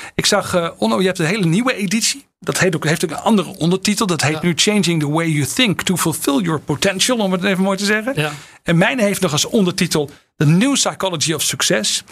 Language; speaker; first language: Dutch; native; Dutch